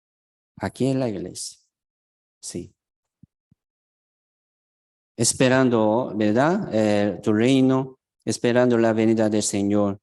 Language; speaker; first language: Spanish; non-native, fluent; Korean